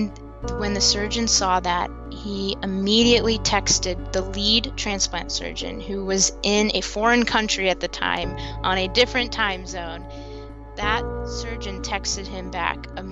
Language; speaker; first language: English; native; English